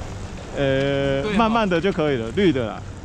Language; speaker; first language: Chinese; native; Chinese